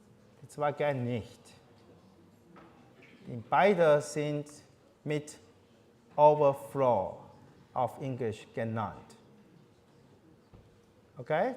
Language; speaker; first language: German; non-native, learner; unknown